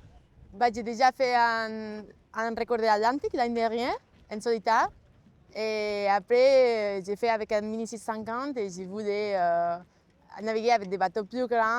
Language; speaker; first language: French; non-native, fluent; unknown